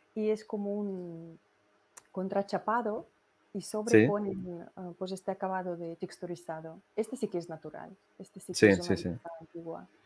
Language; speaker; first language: Spanish; non-native, fluent; Russian